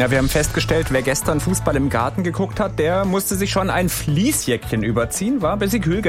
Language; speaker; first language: German; native; German